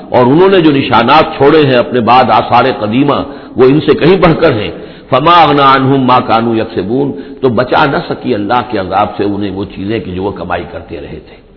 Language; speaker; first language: Urdu; native; Urdu